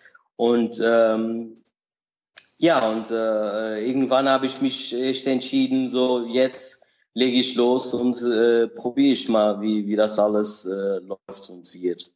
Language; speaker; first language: German; non-native, learner; Portuguese